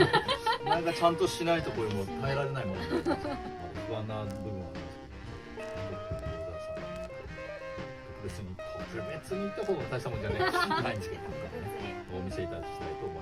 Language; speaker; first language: Japanese; native; Japanese